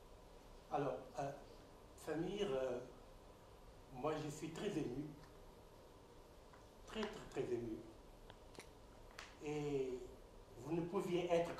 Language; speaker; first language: French; non-native, local second language; Wolof